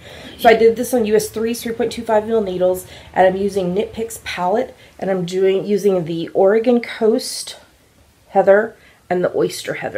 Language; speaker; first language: English; native; English